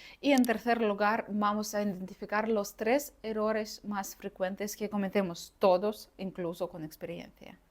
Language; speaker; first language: Spanish; non-native, fluent; Russian